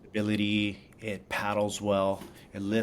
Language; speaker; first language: English; native; English